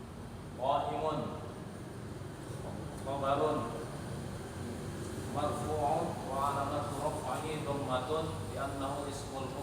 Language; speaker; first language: Arabic; non-native, learner; Indonesian